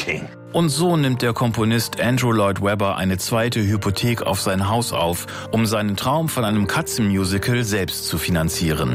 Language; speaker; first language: German; native; German